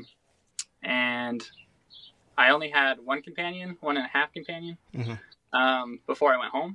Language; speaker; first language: English; native; English